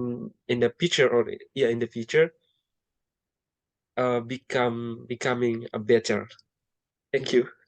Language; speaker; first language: English; non-native, learner; Indonesian